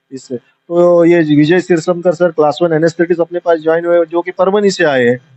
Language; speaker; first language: Hindi; non-native, local second language; Marathi